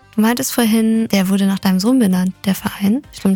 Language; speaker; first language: German; native; German